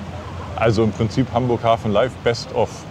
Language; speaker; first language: German; native; German